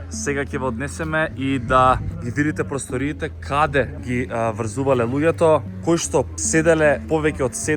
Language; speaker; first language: Macedonian; native; Macedonian